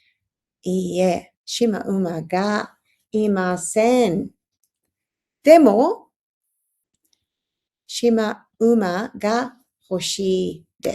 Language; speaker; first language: Japanese; non-native, learner; English